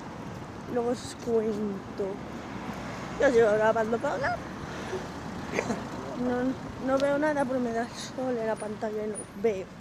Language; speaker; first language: Spanish; native; Spanish